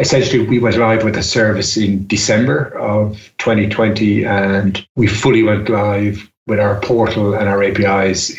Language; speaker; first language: English; native; English